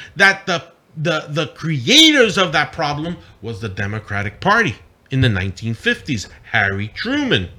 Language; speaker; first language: English; non-native, local second language; Spanish